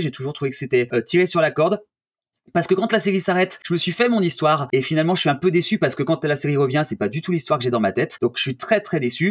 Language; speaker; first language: French; native; French